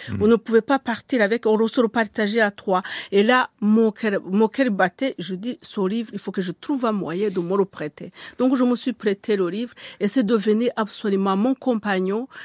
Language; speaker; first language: French; non-native, local second language; Kinyarwanda